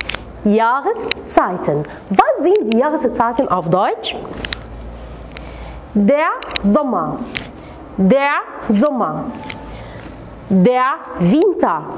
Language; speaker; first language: German; non-native, fluent; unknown